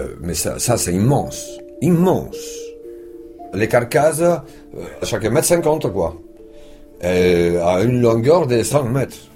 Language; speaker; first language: French; non-native, fluent; Spanish